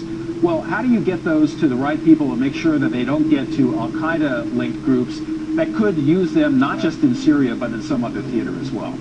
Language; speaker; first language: English; native; English